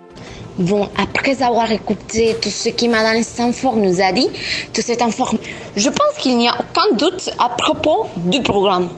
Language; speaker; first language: French; non-native, learner; Spanish